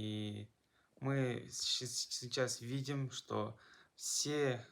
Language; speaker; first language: Russian; non-native, local second language; Kazakh